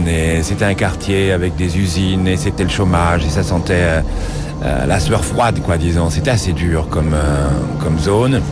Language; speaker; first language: French; native; French